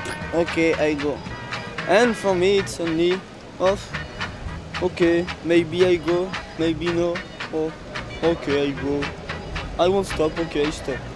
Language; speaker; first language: English; non-native, learner; French